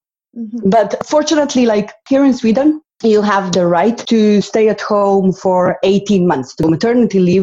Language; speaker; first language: English; non-native, fluent; Slovenian